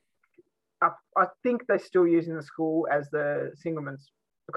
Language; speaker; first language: English; native; English